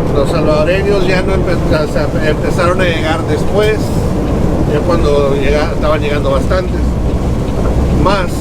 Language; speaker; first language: Spanish; early bilingual, heritage; Spanish